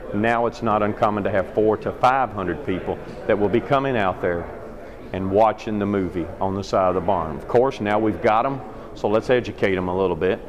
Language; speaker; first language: English; native; English